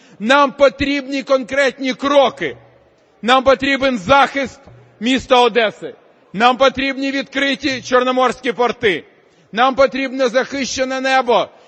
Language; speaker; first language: Ukrainian; native; Ukrainian